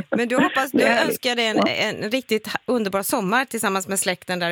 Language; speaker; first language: Swedish; native; Swedish